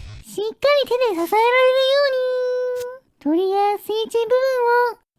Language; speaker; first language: Japanese; native; Japanese